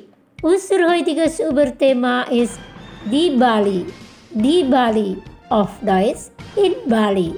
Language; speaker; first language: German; non-native, fluent; Indonesian